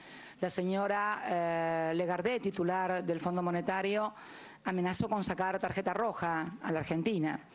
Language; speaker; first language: Spanish; native; Spanish